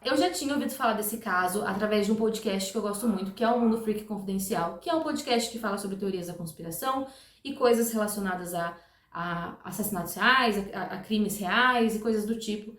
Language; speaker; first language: Portuguese; native; Portuguese